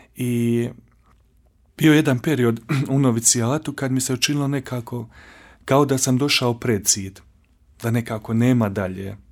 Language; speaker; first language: Croatian; native; Croatian